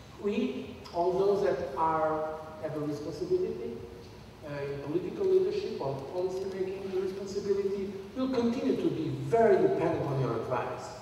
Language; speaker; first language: English; non-native, fluent; Portuguese